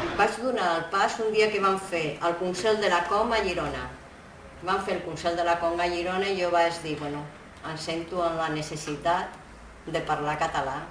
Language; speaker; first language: Catalan; non-native, fluent; Spanish